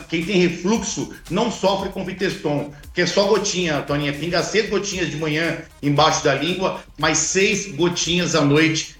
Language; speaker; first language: Portuguese; native; Portuguese